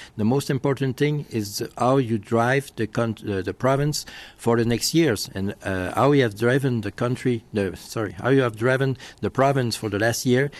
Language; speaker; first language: English; non-native, fluent; French